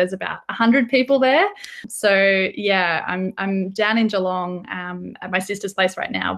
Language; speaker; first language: English; native; English